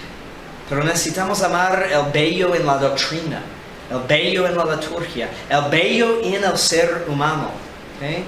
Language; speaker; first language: Spanish; non-native, fluent; English